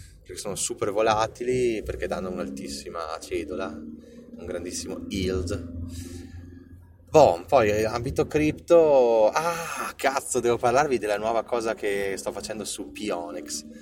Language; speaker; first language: Italian; native; Italian